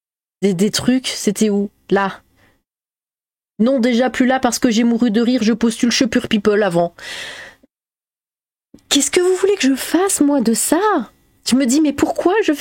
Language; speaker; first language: French; native; French